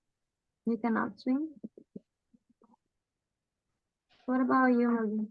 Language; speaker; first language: English; non-native, learner; Spanish